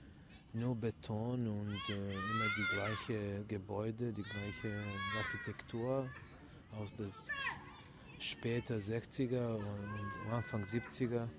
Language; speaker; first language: German; non-native, fluent; Serbian